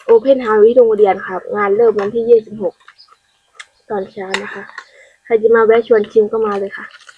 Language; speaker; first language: Thai; native; Thai